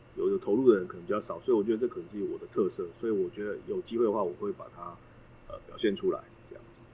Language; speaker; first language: Chinese; native; Chinese